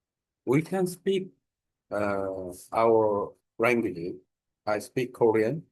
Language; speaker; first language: English; non-native, learner; Korean